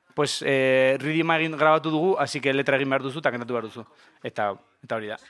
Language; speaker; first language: Basque; non-native, local second language; Spanish